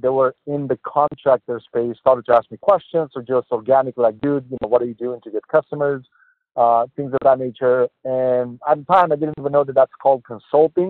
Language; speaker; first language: English; non-native, fluent; Romanian